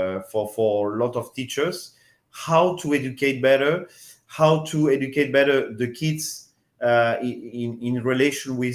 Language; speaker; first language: English; non-native, fluent; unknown